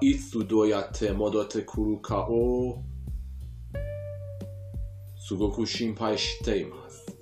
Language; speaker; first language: Japanese; non-native, fluent; Persian